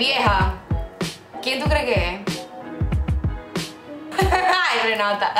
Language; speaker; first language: Spanish; native; Spanish